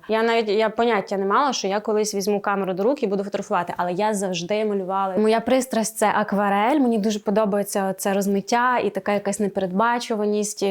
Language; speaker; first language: Ukrainian; native; Ukrainian